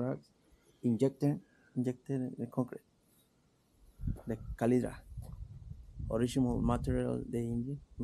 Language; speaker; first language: English; non-native, learner; Spanish